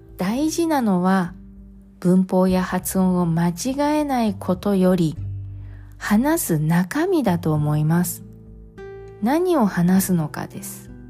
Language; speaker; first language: Japanese; native; Japanese